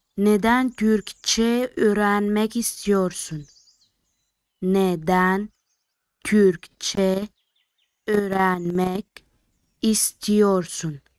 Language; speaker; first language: Turkish; non-native, fluent; Arabic